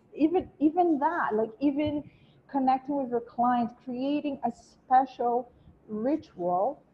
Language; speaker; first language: English; non-native, fluent; Portuguese